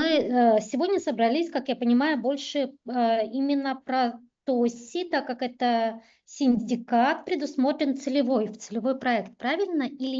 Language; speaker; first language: Russian; native; Russian